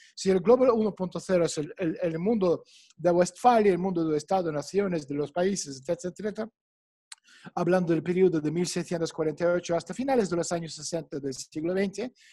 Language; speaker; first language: Spanish; non-native, fluent; Russian